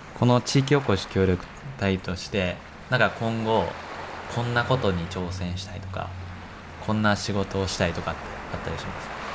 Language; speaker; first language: Japanese; native; Japanese